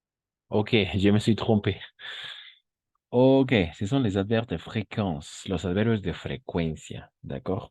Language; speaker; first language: French; non-native, fluent; Spanish